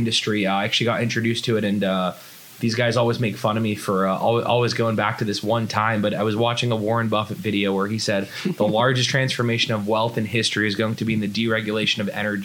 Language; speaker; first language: English; native; English